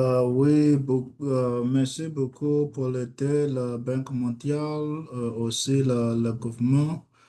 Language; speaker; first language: French; non-native, learner; English